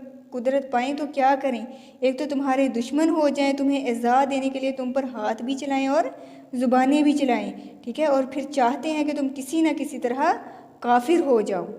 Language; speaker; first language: Urdu; native; Urdu